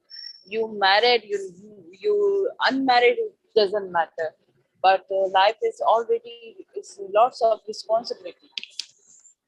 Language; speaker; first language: English; non-native, learner; Urdu